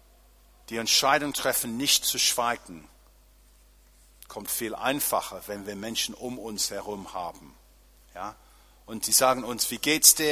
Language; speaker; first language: German; non-native, fluent; English